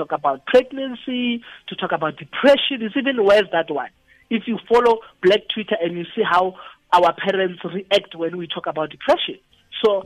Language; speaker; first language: English; non-native, local second language; Tswana